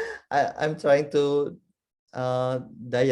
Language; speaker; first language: English; non-native, learner; Indonesian